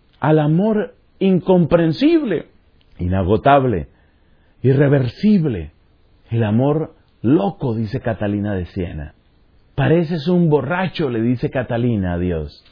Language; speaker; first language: Spanish; native; Spanish